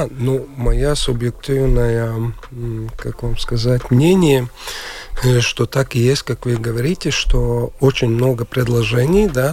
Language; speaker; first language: Russian; non-native, local second language; Latvian